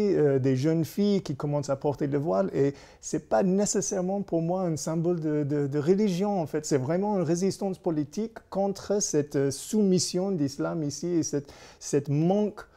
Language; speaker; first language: French; non-native, fluent; English